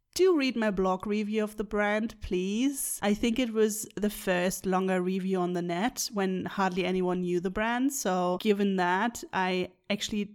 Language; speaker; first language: English; non-native, fluent; German